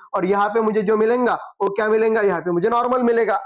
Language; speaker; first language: Hindi; non-native, local second language; Marathi